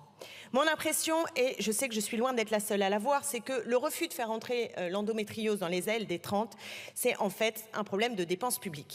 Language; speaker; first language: French; native; French